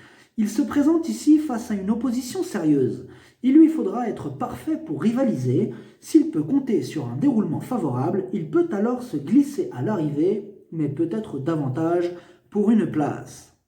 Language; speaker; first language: French; native; French